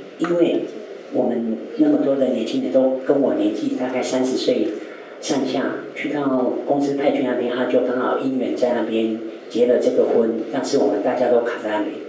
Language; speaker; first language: Chinese; native; Chinese